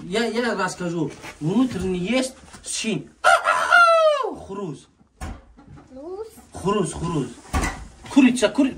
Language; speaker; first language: Russian; non-native, learner; Tajik